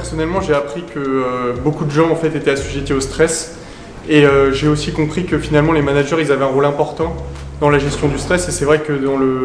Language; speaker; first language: French; native; French